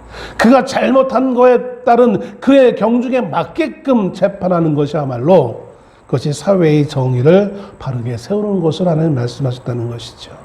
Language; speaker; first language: Korean; native; Korean